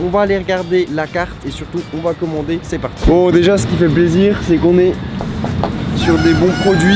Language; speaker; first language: French; native; French